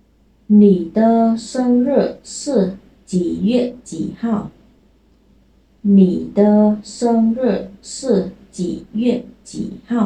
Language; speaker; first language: Chinese; non-native, fluent; Khmer